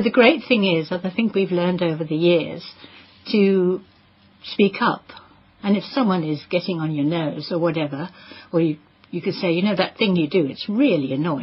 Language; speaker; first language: English; native; English